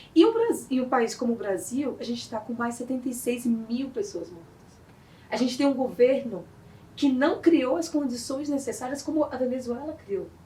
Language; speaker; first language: Portuguese; native; Portuguese